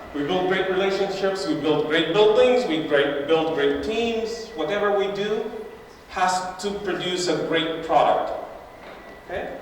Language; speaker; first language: English; non-native, local second language; Arabic